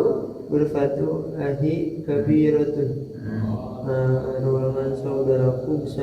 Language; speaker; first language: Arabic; non-native, learner; Indonesian